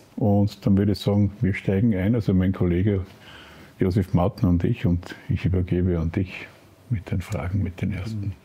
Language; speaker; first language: German; native; German